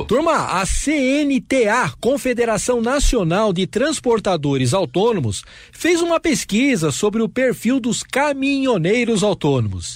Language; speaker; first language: Portuguese; native; Portuguese